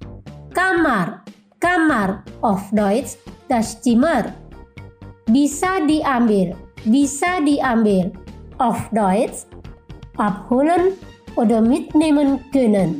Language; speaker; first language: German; non-native, fluent; Indonesian